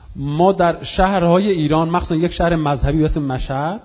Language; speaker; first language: Persian; non-native, local second language; Kurdish